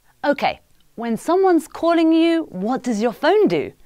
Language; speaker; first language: English; native; English